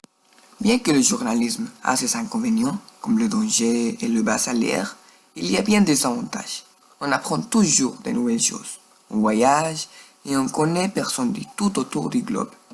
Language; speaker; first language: French; non-native, learner; Spanish